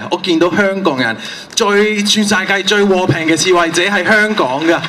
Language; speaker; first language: Chinese; non-native, fluent; Spanish